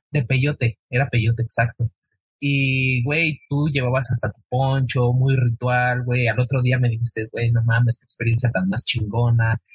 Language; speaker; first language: Spanish; native; Spanish